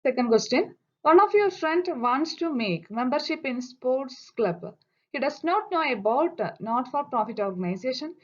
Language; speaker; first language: English; non-native, local second language; Malayalam